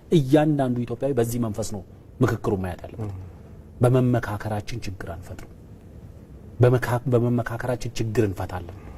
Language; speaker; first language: Amharic; non-native, local second language; Oromo